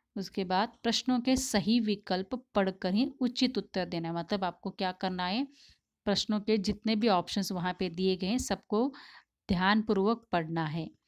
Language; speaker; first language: Hindi; non-native, local second language; Tamil